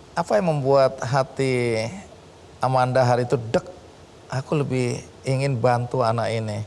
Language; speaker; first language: Indonesian; native; Indonesian